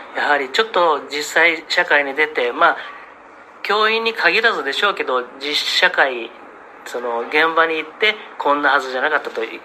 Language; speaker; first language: Japanese; native; Japanese